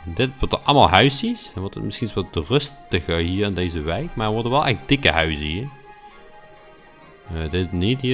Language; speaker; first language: Dutch; native; Dutch